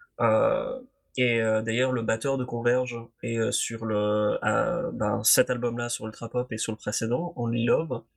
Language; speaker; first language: French; native; French